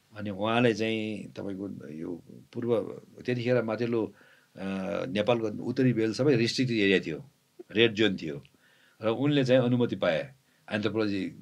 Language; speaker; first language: Nepali; non-native, local second language; Tibetan